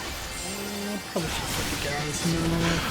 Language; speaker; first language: English; native; English